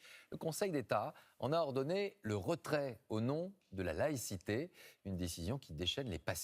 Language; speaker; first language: French; native; French